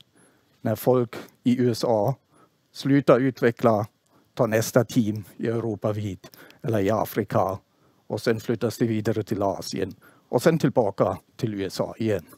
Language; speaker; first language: Swedish; non-native, fluent; German